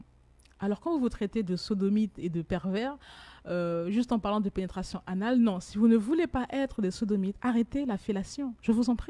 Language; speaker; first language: French; native; French